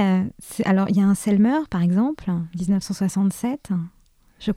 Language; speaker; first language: French; native; French